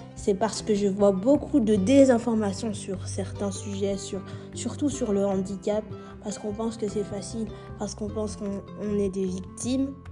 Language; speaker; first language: French; native; French